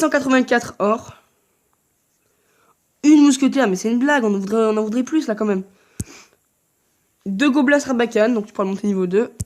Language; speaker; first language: French; native; French